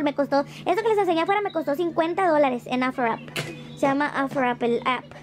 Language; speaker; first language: Spanish; native; Spanish